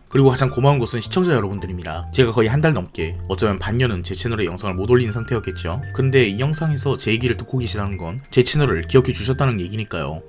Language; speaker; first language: Korean; native; Korean